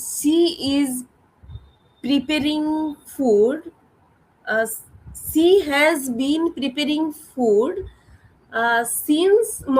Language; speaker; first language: English; non-native, learner; Odia